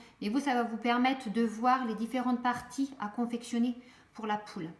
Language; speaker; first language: French; native; French